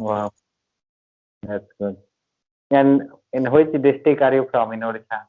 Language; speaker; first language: English; non-native, learner; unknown